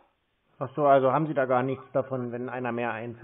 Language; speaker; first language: German; native; German